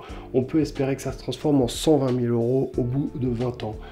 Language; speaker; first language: French; native; French